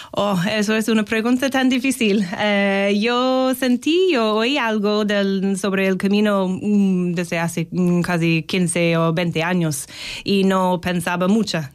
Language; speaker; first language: Spanish; non-native, fluent; English